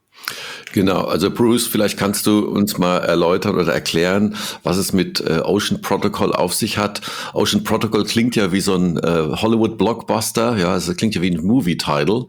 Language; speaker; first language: German; native; German